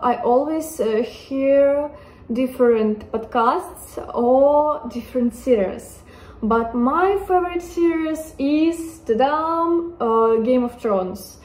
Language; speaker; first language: English; non-native, learner; Russian